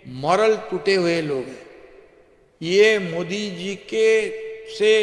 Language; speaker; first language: Hindi; non-native, local second language; Marathi